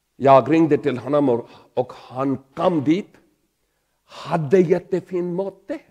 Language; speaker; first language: Swedish; non-native, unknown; Pahari-Potwari